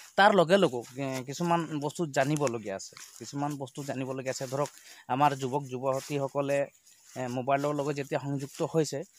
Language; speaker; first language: Assamese; non-native, local second language; Sadri